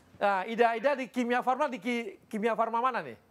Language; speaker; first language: Indonesian; native; Indonesian